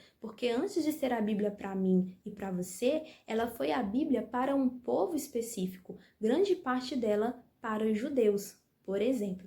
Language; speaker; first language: Portuguese; native; Portuguese